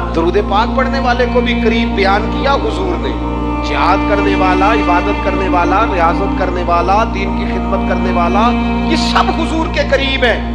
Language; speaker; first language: Urdu; non-native, local second language; Punjabi